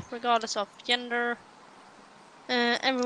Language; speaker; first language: English; non-native, fluent; Swedish